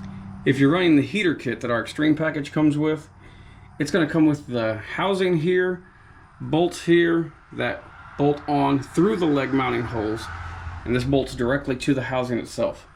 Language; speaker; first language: English; native; English